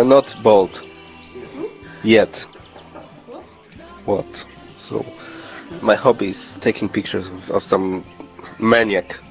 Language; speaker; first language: English; non-native, learner; Polish